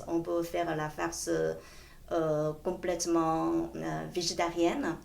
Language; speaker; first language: French; non-native, fluent; Chinese